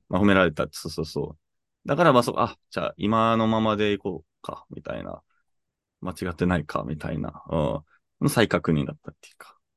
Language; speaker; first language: Japanese; non-native, fluent; English